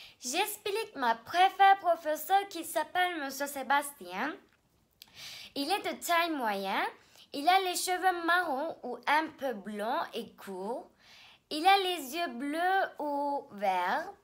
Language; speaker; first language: French; non-native, learner; Turkish